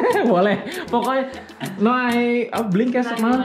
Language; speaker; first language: Indonesian; native; Indonesian